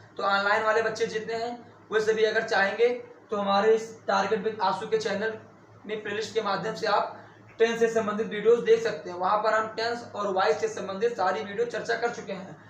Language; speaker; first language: Hindi; native; Hindi